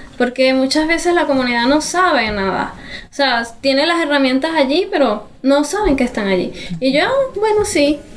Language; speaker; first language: Spanish; native; Spanish